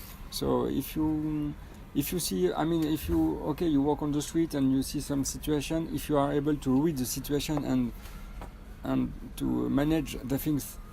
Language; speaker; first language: English; non-native, fluent; French